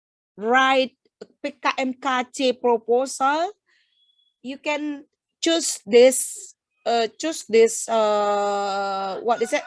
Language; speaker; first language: English; non-native, fluent; Indonesian